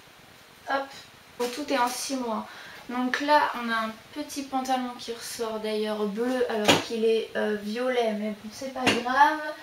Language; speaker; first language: French; native; French